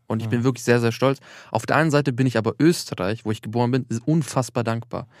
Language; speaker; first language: German; early bilingual, other home language; Albanian